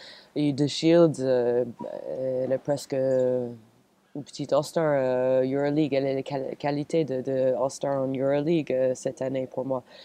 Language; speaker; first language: French; non-native, fluent; English